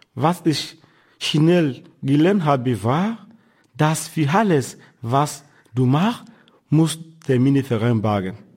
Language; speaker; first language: German; non-native, fluent; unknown